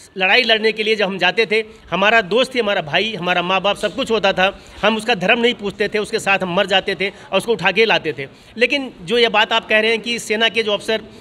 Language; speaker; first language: Hindi; native; Hindi